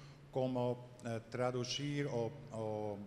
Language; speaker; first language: Spanish; non-native, learner; Dutch